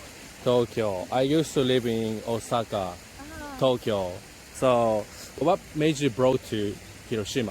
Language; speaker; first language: English; non-native, learner; Japanese